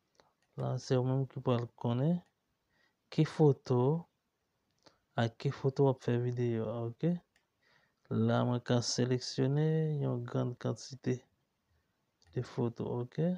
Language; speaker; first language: French; non-native, learner; Haitian Creole